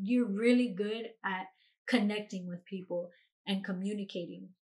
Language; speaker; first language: English; early bilingual, other home language; Spanish